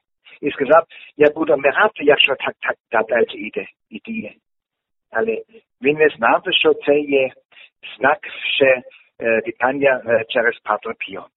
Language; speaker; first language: Ukrainian; non-native, learner; German